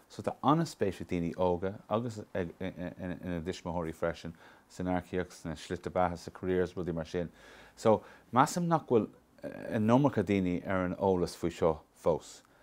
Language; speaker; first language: Irish; non-native, local second language; English